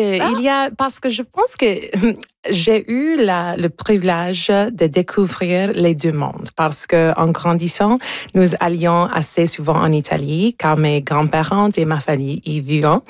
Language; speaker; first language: French; early bilingual, heritage; English